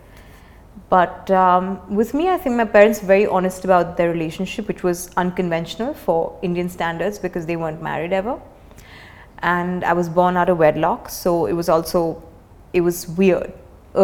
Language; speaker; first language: English; non-native, local second language; Hindi